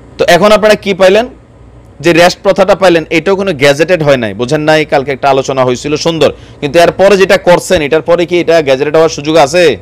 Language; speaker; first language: Bangla; native; Bangla